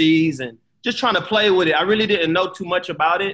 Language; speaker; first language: English; native; English